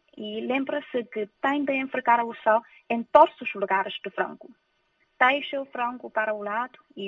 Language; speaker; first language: Portuguese; non-native, fluent; Chinese